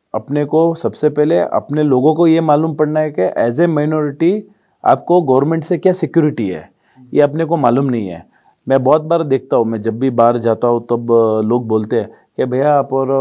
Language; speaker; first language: Hindi; non-native, local second language; Marwari